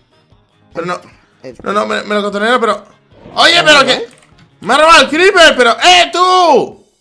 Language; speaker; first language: Spanish; native; Spanish